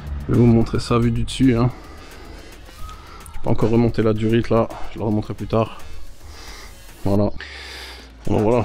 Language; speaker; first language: French; native; French